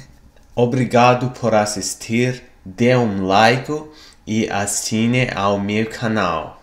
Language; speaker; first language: Portuguese; non-native, learner; English